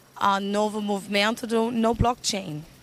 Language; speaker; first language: Portuguese; non-native, learner; English